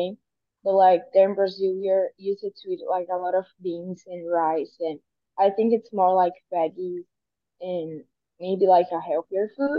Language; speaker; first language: English; non-native, fluent; Portuguese